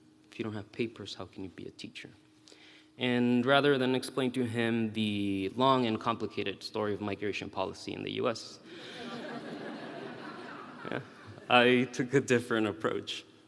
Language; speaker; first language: English; early bilingual, other home language; Spanish